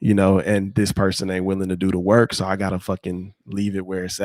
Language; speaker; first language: English; native; English